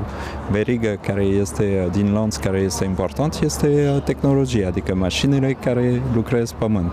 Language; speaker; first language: Romanian; non-native, fluent; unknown